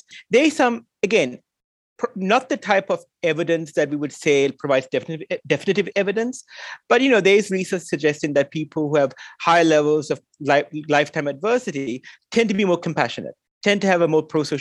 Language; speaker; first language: English; non-native, local second language; Sinhala